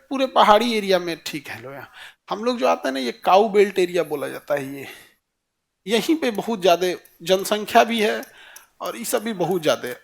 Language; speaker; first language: Hindi; native; Hindi